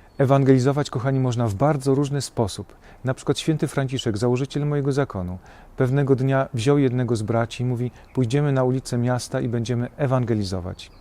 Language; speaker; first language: Polish; native; Polish